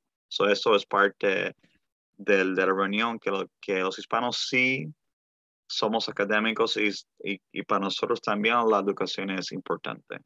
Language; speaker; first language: Spanish; early bilingual, heritage; Spanish